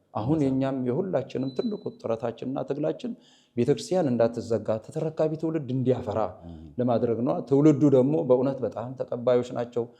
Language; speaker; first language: Amharic; native; Amharic